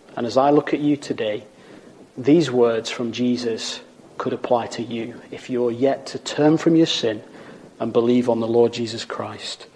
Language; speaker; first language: English; native; English